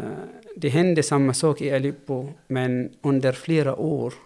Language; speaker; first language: Swedish; non-native, fluent; Arabic